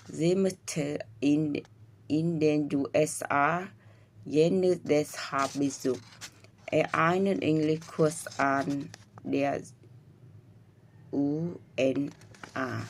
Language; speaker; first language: German; non-native, learner; Vietnamese